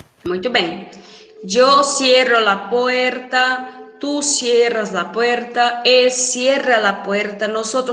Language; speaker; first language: Spanish; non-native, fluent; Portuguese